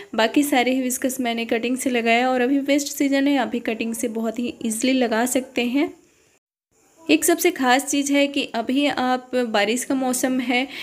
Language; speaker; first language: Hindi; native; Hindi